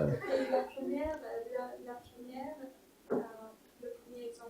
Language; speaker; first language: French; non-native, learner; Marathi